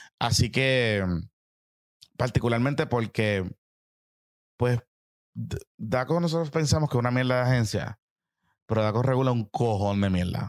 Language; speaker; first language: Spanish; native; Spanish